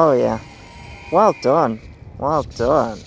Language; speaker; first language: English; native; English